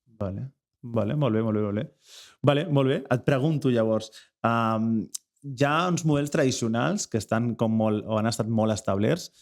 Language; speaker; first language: Catalan; native; Catalan